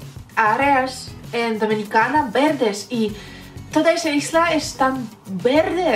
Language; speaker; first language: Spanish; non-native, fluent; Russian